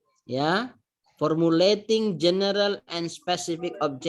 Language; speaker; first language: English; non-native, fluent; Indonesian